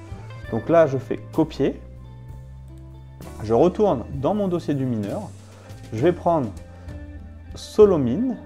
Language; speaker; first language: French; native; French